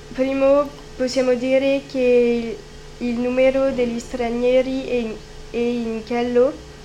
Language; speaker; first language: Italian; non-native, learner; French